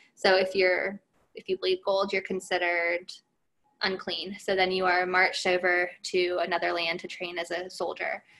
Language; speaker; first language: English; native; English